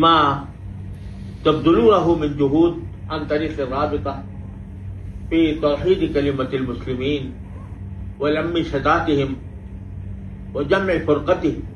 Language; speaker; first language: Arabic; non-native, fluent; Urdu